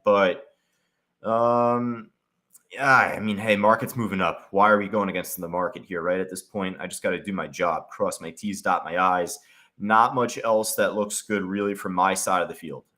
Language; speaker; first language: English; native; English